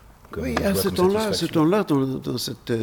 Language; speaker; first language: French; non-native, fluent; German